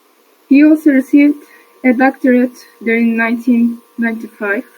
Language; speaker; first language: English; non-native, learner; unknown